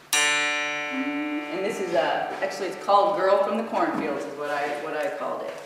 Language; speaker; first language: English; native; English